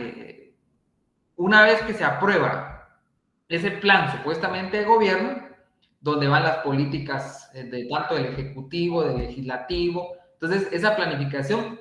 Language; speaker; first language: Spanish; native; Spanish